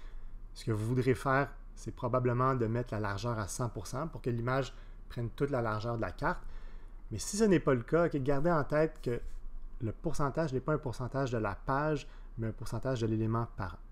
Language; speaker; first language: French; native; French